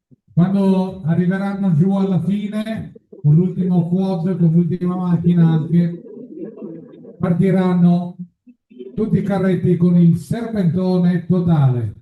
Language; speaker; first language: Italian; native; Italian